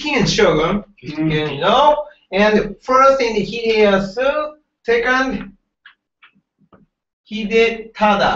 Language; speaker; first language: English; non-native, learner; Japanese